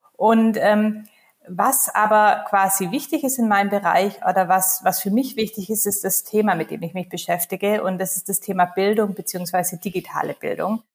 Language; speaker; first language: German; native; German